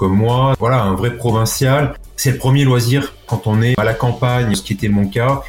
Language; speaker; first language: French; native; French